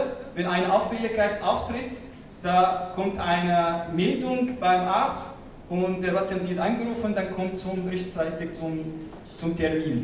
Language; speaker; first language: German; non-native, fluent; Arabic